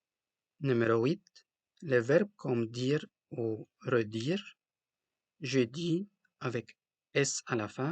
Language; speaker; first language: French; non-native, local second language; Arabic